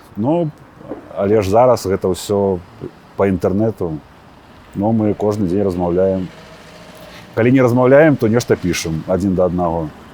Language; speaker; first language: Belarusian; non-native, local second language; Russian